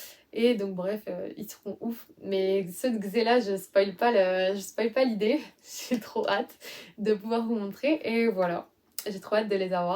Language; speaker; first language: French; native; French